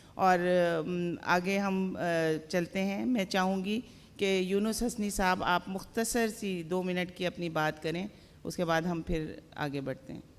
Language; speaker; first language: Urdu; native; Urdu